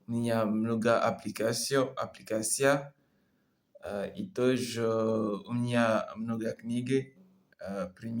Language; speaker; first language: Russian; non-native, learner; French